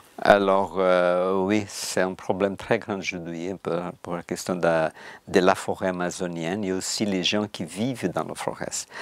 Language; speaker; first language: French; non-native, fluent; Portuguese